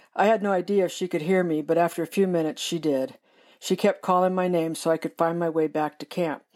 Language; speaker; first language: English; native; English